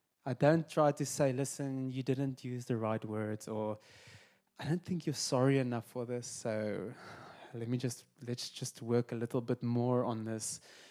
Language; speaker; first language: English; non-native, local second language; Afrikaans